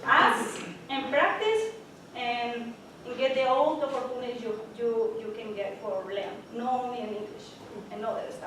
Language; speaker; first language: English; non-native, learner; Spanish